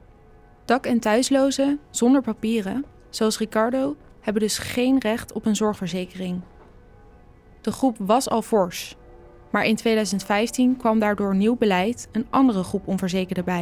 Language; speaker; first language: Dutch; native; Dutch